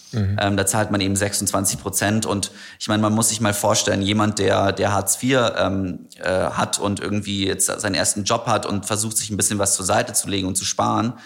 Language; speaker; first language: German; native; German